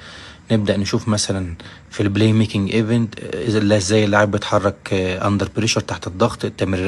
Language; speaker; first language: Arabic; native; Arabic